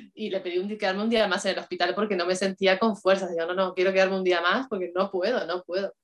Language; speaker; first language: Spanish; native; Spanish